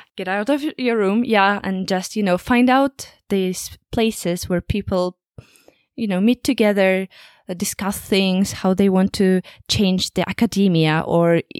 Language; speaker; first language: English; non-native, fluent; Kazakh